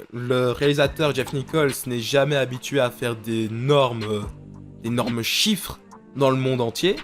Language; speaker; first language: French; native; French